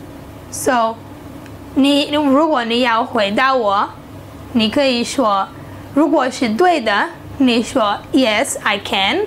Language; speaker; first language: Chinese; non-native, learner; Portuguese